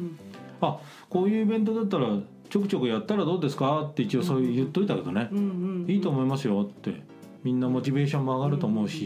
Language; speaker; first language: Japanese; native; Japanese